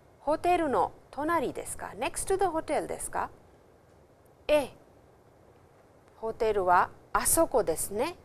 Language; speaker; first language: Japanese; non-native, fluent; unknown